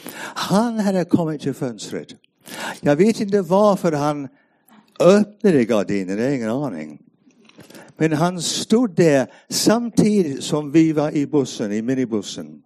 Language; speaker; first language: Swedish; non-native, fluent; English